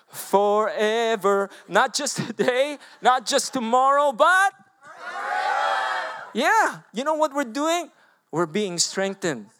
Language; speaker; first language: English; non-native, local second language; Filipino